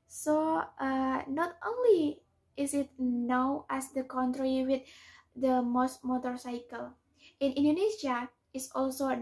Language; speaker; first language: English; non-native, learner; Indonesian